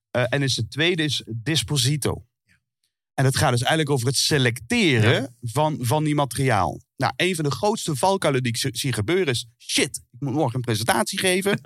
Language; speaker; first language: Dutch; native; Dutch